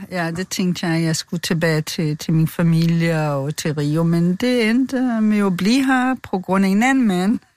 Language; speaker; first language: Danish; non-native, fluent; Portuguese